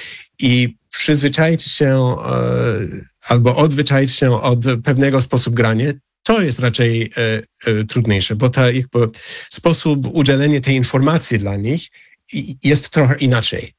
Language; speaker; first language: Polish; non-native, fluent; English